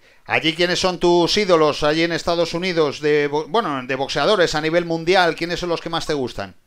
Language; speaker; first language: Spanish; native; Spanish